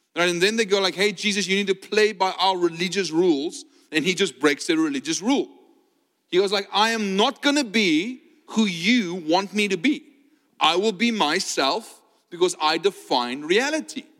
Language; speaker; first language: English; non-native, local second language; Afrikaans